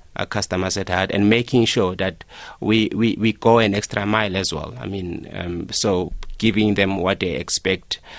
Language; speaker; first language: English; non-native, local second language; Northern Sotho